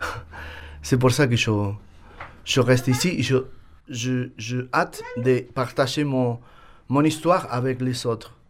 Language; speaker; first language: French; non-native, learner; Spanish